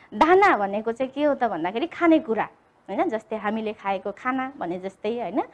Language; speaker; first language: Nepali; native; Nepali